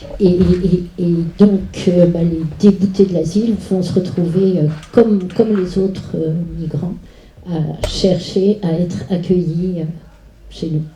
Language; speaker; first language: French; native; French